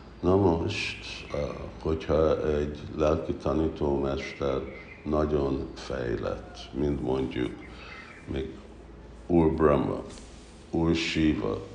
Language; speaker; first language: Hungarian; early bilingual, heritage; Hungarian